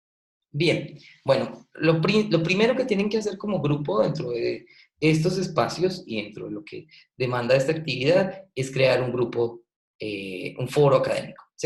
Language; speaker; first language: Spanish; native; Spanish